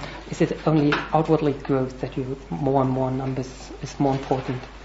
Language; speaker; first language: English; non-native, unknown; German